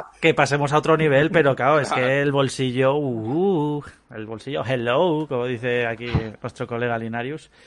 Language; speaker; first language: Spanish; native; Spanish